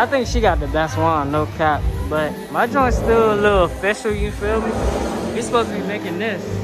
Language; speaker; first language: English; native; English